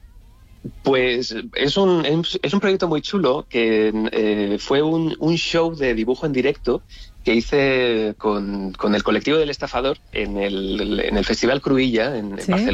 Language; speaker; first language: Spanish; native; Spanish